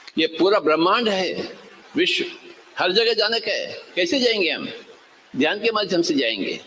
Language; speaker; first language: Hindi; non-native, local second language; Telugu